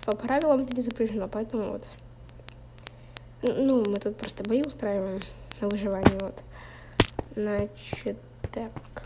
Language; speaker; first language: Russian; native; Russian